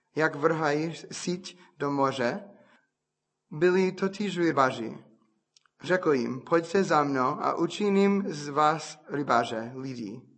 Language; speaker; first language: Czech; non-native, fluent; English